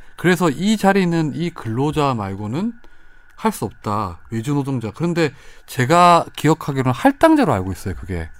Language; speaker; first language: Korean; native; Korean